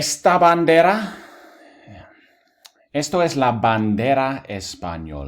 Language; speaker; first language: Spanish; non-native, fluent; English